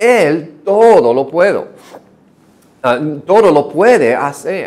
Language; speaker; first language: Spanish; non-native, fluent; English